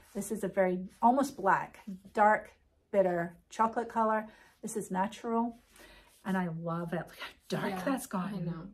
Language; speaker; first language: English; native; English